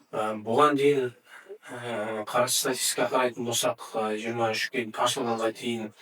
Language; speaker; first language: Kazakh; native; Kazakh